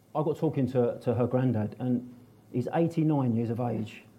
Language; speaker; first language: English; native; English